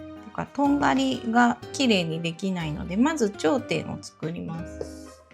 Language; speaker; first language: Japanese; native; Japanese